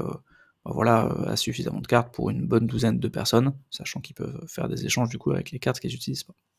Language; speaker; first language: French; native; French